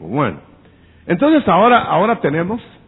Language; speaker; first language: Spanish; native; Spanish